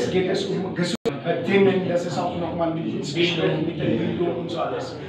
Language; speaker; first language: German; non-native, learner; Indonesian